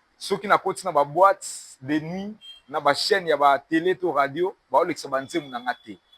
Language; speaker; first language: Lingala; native; Lingala